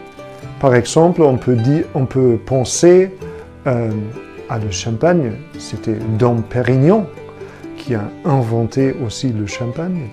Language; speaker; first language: French; non-native, fluent; German